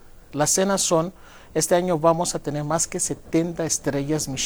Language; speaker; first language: Spanish; non-native, fluent; Greek